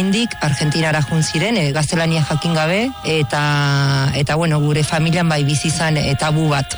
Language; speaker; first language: Basque; non-native, fluent; Spanish